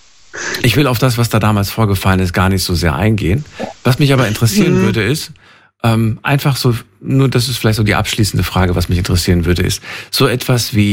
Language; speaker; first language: German; native; German